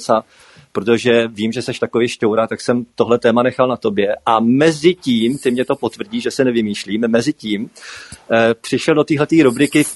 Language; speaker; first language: Czech; native; Czech